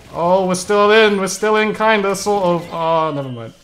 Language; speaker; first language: English; native; English